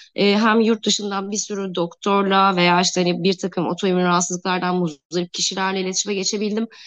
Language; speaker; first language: Turkish; native; Turkish